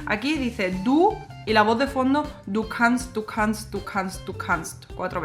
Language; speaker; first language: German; non-native, fluent; Spanish